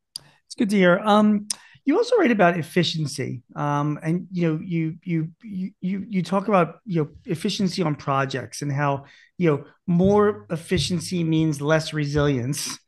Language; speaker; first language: English; native; English